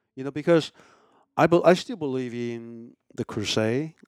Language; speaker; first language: English; early bilingual, other home language; Chinese